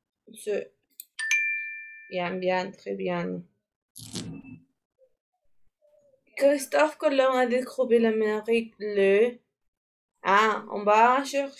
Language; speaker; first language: French; non-native, fluent; Spanish